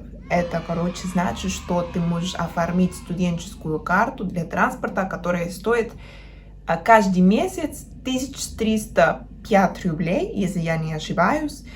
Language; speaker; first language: Russian; non-native, fluent; Spanish